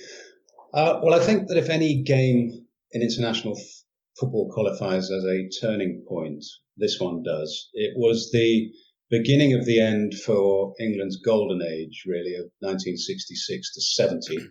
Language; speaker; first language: English; native; English